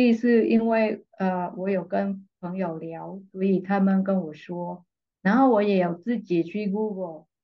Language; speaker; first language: Chinese; non-native, fluent; Vietnamese